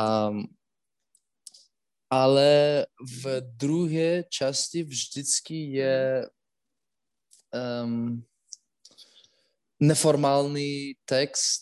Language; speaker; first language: Czech; non-native, learner; Russian